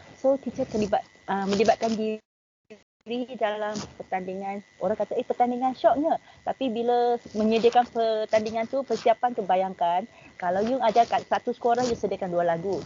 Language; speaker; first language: Malay; non-native, local second language; Chinese